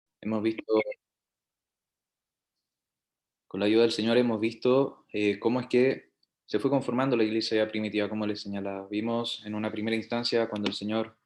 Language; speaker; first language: Spanish; native; Spanish